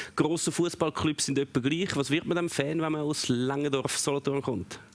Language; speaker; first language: German; native; German